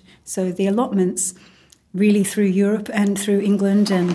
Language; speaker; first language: English; native; English